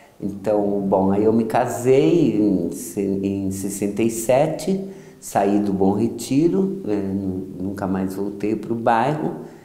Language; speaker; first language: Portuguese; early bilingual, other home language; Yiddish